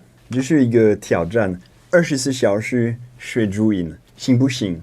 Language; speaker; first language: Chinese; non-native, fluent; French